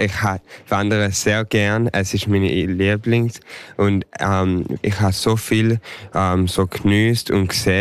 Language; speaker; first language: German; early bilingual, heritage; English